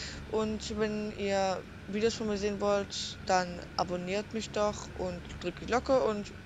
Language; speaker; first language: German; native; German